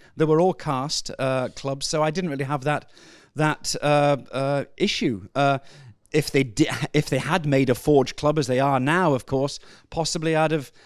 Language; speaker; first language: English; native; English